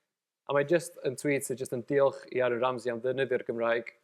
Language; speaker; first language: Welsh; native; Welsh